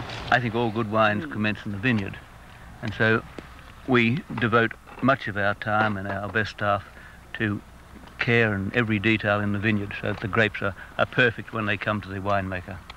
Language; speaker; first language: English; non-native, fluent; Italian